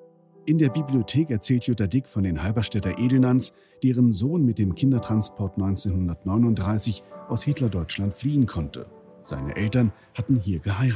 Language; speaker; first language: German; native; German